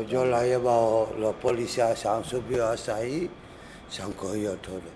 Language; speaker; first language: Spanish; non-native, learner; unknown